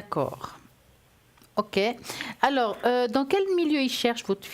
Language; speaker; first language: French; native; French